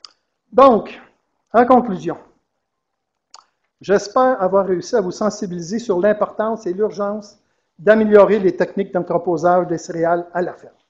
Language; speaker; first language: French; native; French